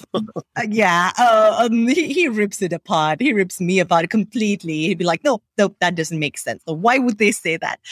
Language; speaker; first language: English; non-native, local second language; Sinhala